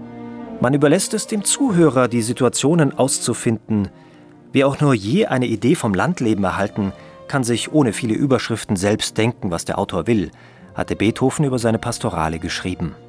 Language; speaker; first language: German; native; German